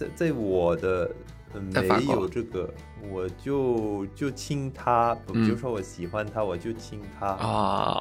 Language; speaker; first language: Chinese; non-native, learner; French